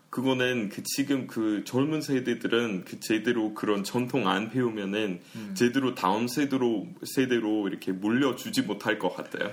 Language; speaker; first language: Korean; non-native, fluent; English